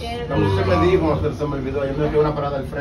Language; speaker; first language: Spanish; native; Spanish